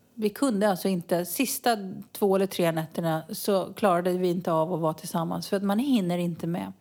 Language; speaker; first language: Swedish; native; Swedish